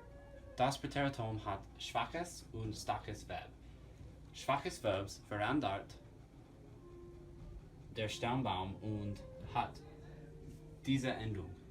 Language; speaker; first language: German; non-native, learner; English